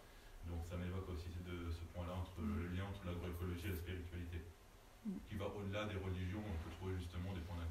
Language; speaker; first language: French; native; French